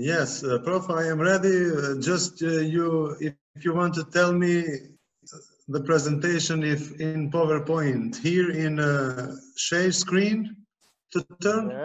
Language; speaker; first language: English; non-native, learner; Albanian